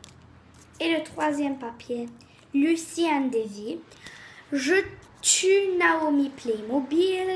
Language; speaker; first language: French; native; French